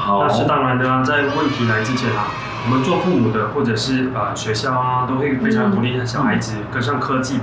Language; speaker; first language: Chinese; native; Chinese